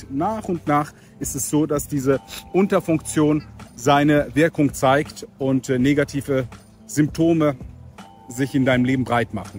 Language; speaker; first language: German; native; German